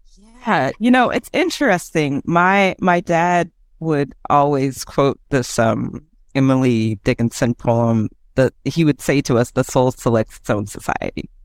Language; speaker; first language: English; native; English